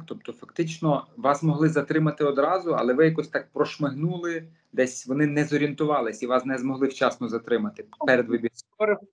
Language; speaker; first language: Ukrainian; native; Ukrainian